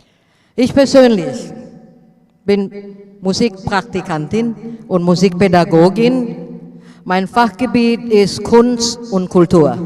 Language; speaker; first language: German; non-native, fluent; Indonesian